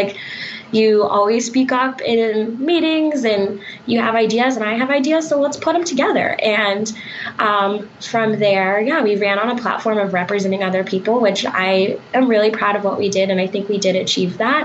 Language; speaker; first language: English; native; English